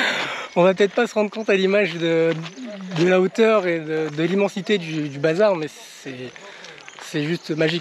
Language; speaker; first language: French; native; French